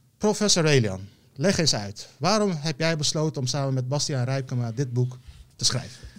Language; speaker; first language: Dutch; early bilingual, other home language; Turkish